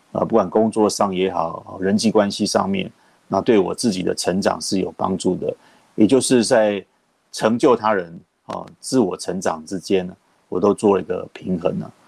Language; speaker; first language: Chinese; native; Chinese